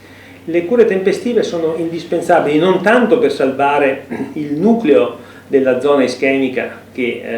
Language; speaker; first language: Italian; native; Italian